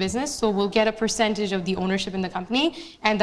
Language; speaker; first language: English; non-native, local second language; Bangla